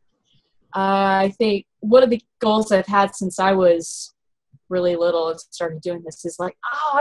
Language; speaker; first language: English; native; English